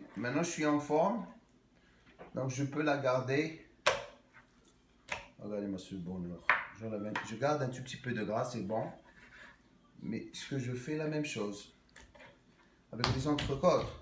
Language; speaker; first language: French; non-native, local second language; Arabic